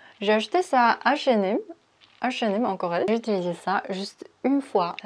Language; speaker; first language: French; non-native, fluent; Korean